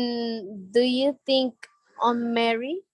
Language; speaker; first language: English; non-native, learner; Spanish